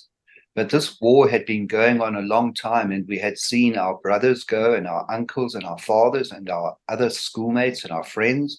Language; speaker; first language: English; native; English